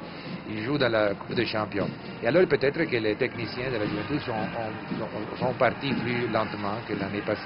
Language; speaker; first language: French; non-native, fluent; Italian